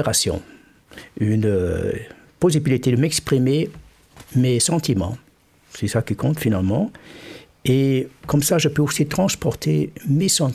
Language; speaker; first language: French; non-native, fluent; German